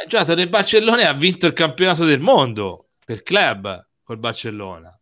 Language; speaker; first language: Italian; native; Italian